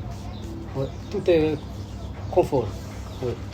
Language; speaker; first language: French; non-native, local second language; Malagasy